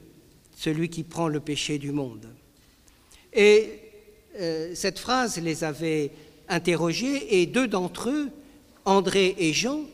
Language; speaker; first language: French; native; French